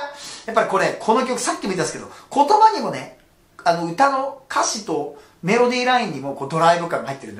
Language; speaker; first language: Japanese; native; Japanese